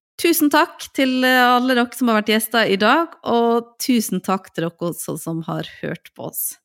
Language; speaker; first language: Norwegian; native; Norwegian